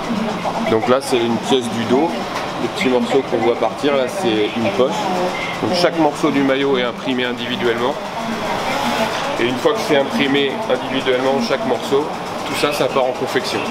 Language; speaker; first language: French; native; French